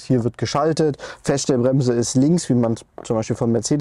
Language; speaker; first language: German; native; German